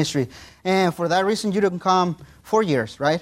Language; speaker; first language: English; non-native, fluent; Spanish